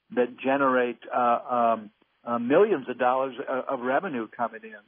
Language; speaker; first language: English; native; English